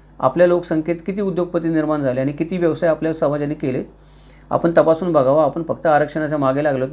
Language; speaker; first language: Marathi; native; Marathi